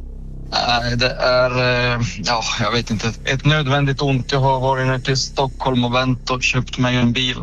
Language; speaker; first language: Swedish; native; Swedish